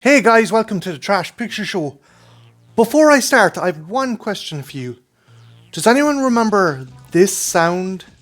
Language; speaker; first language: English; native; English